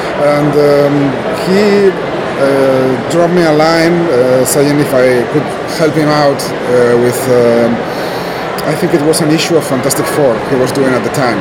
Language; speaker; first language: English; non-native, fluent; Spanish